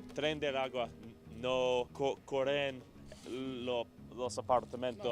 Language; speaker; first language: Spanish; non-native, learner; English